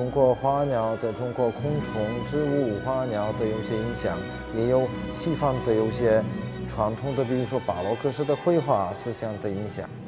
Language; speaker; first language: Chinese; non-native, fluent; Czech